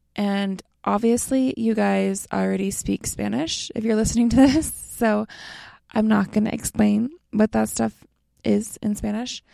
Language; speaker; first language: English; native; English